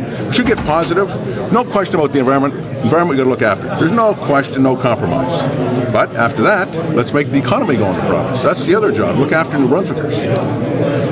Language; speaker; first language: English; native; English